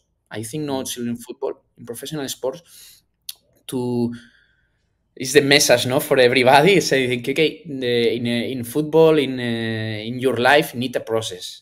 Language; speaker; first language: English; non-native, learner; Spanish